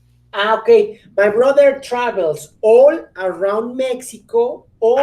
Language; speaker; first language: English; non-native, fluent; Spanish